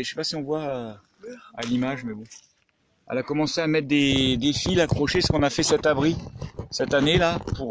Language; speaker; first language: French; native; French